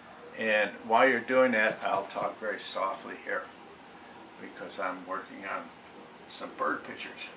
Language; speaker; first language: English; native; English